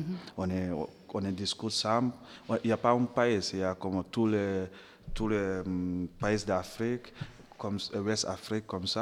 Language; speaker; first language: French; non-native, learner; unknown